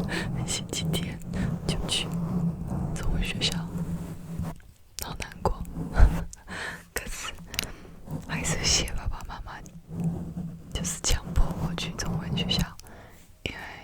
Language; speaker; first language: Chinese; early bilingual, heritage; Chinese